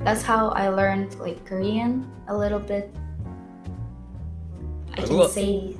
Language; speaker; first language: English; non-native, learner; Russian